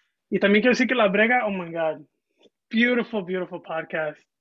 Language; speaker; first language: Spanish; early bilingual, heritage; Spanish